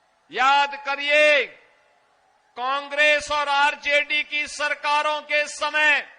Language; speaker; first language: Hindi; native; Hindi